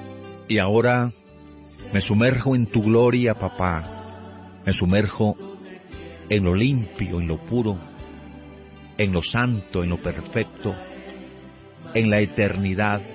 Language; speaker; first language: Spanish; native; Spanish